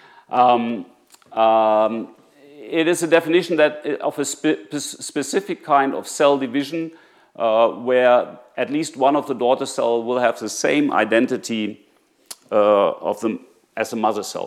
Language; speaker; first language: English; non-native, fluent; German